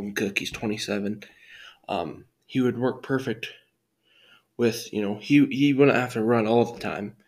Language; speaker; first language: English; native; English